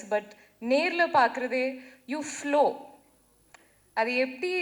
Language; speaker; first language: Tamil; non-native, fluent; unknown